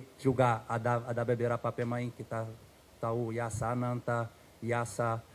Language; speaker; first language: Indonesian; non-native, fluent; Portuguese